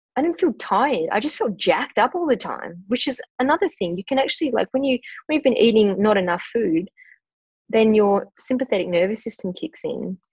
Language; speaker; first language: English; native; English